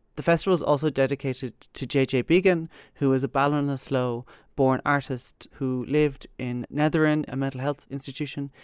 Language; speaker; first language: English; native; English